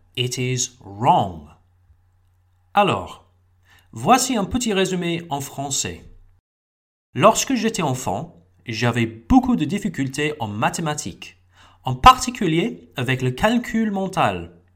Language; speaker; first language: French; non-native, fluent; English